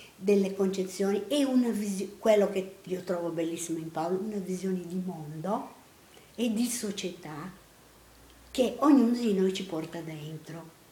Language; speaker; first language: Italian; non-native, fluent; Portuguese